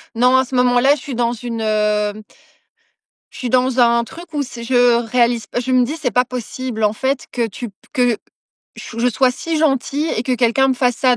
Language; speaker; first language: French; native; French